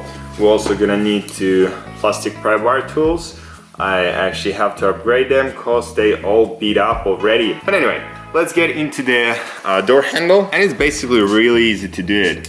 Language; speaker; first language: English; non-native, fluent; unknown